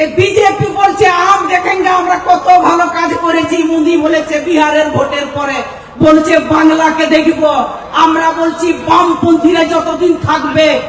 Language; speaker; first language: Bangla; non-native, local second language; Santali